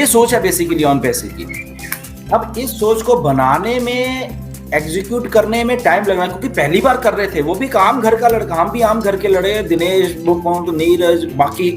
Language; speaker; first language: Hindi; native; Hindi